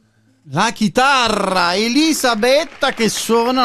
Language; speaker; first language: Italian; native; Italian